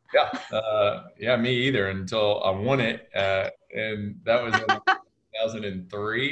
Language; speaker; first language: English; native; English